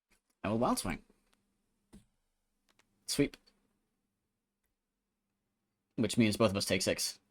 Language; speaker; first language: English; native; English